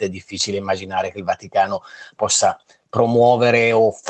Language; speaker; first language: Italian; native; Italian